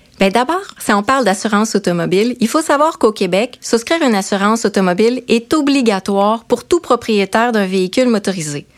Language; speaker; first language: French; native; French